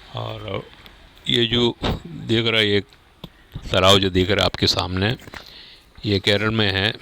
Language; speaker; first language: Hindi; non-native, local second language; Malayalam